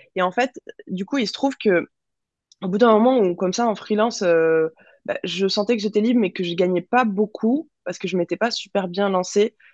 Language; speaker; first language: French; native; French